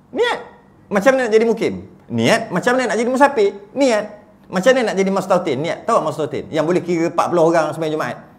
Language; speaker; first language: Malay; native; Malay